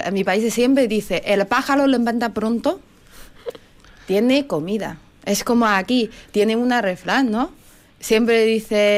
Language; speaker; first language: Spanish; non-native, learner; Chinese